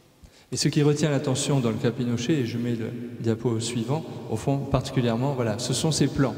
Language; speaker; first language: French; native; French